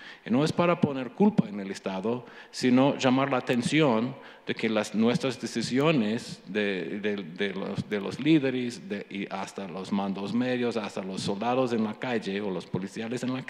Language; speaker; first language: Spanish; non-native, fluent; English